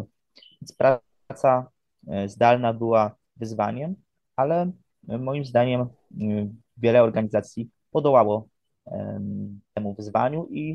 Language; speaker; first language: Polish; native; Polish